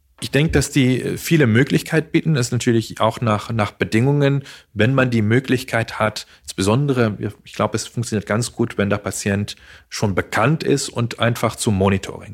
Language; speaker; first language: German; non-native, fluent; Dutch